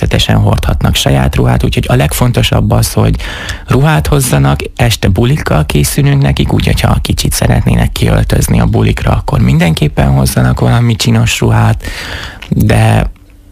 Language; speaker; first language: Hungarian; native; Hungarian